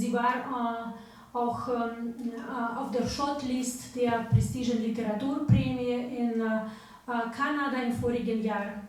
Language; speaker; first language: German; non-native, fluent; Ukrainian